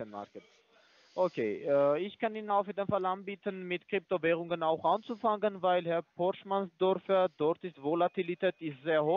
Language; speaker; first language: German; non-native, fluent; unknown